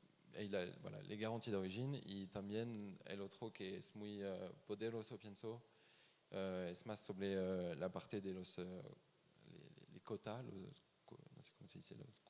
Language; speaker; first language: Spanish; non-native, fluent; French